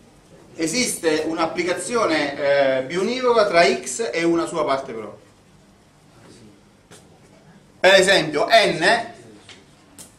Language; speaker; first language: Italian; native; Italian